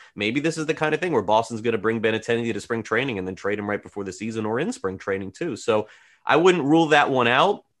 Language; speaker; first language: English; native; English